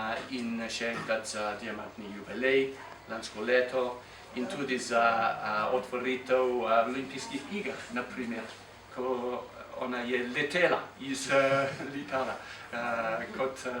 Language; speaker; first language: Slovenian; non-native, fluent; English